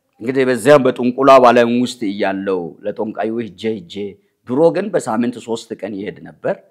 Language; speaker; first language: Amharic; non-native, local second language; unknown